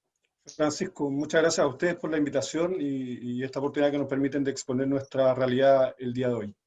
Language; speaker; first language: Spanish; native; Spanish